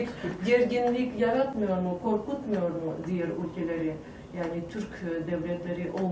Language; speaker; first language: Turkish; non-native, fluent; Tajik